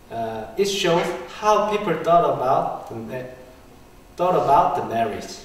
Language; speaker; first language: English; non-native, learner; Korean